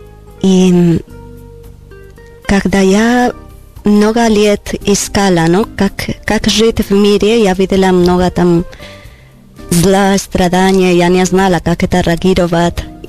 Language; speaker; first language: Russian; non-native, learner; Spanish